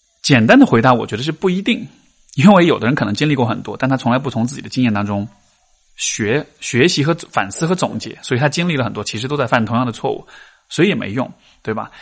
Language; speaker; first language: Chinese; native; Chinese